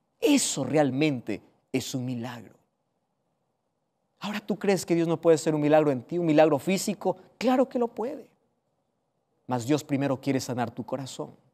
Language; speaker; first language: Spanish; native; Spanish